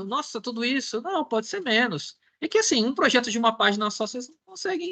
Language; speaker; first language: Portuguese; native; Portuguese